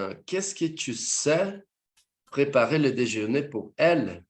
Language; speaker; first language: French; non-native, fluent; Portuguese